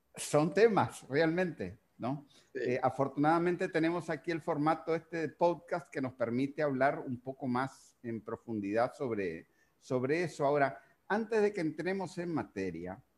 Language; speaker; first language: Spanish; native; Spanish